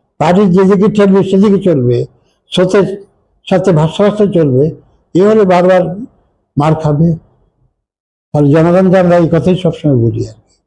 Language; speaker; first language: Bangla; native; Bangla